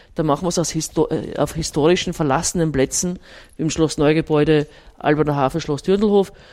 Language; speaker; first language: German; native; German